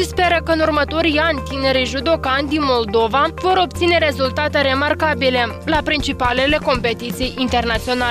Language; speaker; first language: Romanian; native; Romanian